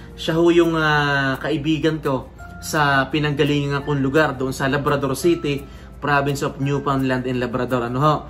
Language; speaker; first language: Filipino; native; Filipino